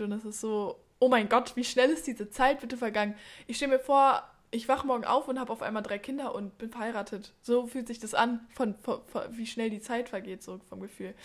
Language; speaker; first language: German; native; German